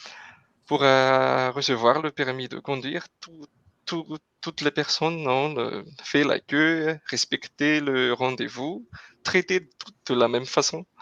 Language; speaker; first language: French; non-native, local second language; Malagasy